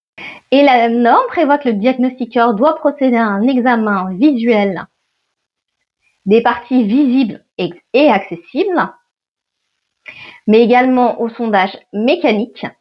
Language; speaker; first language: French; native; French